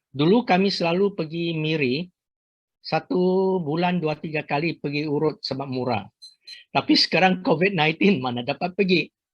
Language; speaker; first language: Malay; non-native, local second language; Chinese